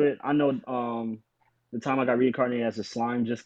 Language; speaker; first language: English; native; English